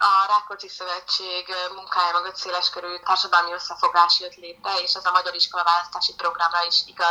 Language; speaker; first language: Hungarian; native; Hungarian